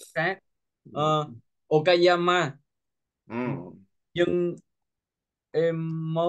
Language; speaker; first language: Vietnamese; non-native, learner; Korean